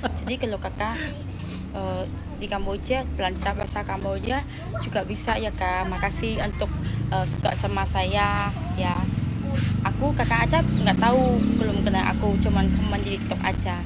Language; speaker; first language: Indonesian; non-native, fluent; Khmer